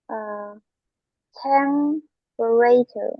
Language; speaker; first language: English; non-native, learner; Vietnamese